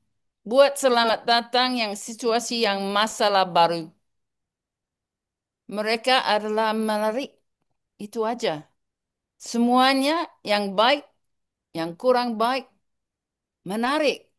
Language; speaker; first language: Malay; non-native, learner; English